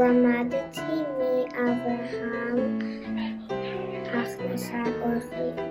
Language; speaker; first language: Hebrew; non-native, learner; English